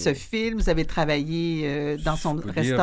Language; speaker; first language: French; native; French